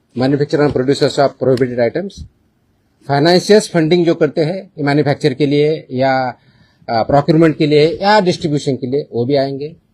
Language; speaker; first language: Hindi; non-native, local second language; Marathi